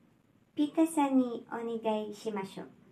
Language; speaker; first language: Japanese; non-native, learner; Filipino